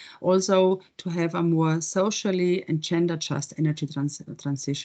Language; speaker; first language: English; non-native, fluent; German